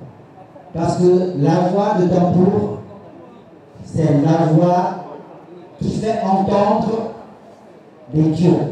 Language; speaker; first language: French; non-native, fluent; Chinese